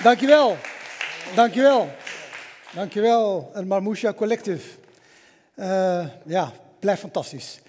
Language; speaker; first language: Dutch; native; Dutch